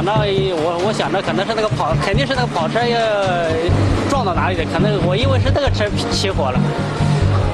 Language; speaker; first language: Chinese; native; Chinese